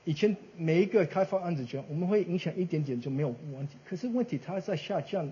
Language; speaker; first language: Chinese; early bilingual, heritage; Chinese